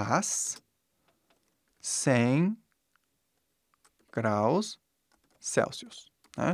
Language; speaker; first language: Portuguese; non-native, fluent; English